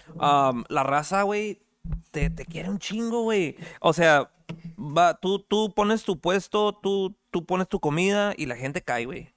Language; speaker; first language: Spanish; early bilingual, heritage; Spanish